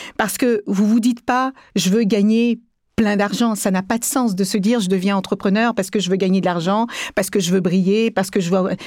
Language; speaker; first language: French; early bilingual, other home language; Kabuverdianu